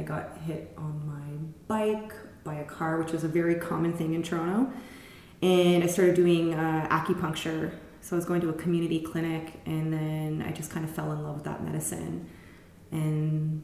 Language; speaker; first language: English; native; English